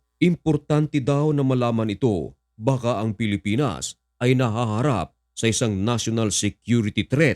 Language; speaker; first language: Filipino; native; Filipino